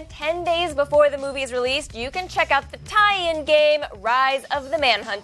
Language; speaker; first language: English; native; English